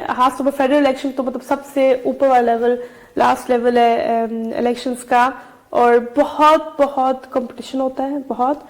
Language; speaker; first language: Urdu; early bilingual, heritage; Urdu